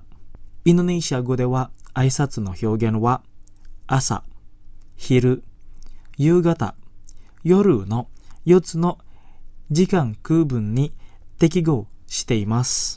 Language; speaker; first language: Japanese; non-native, fluent; Indonesian